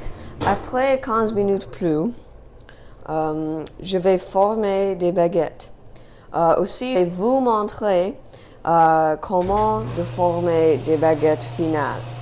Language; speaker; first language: French; non-native, learner; English